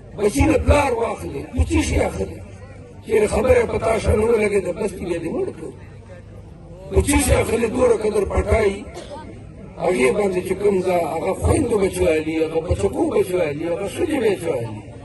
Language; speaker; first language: Pashto; native; Pashto